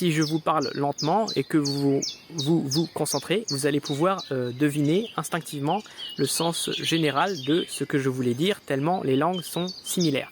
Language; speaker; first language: French; native; French